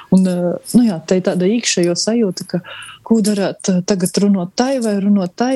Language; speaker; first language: Latvian; native; Latvian